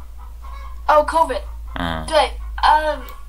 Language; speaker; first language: Chinese; non-native, learner; English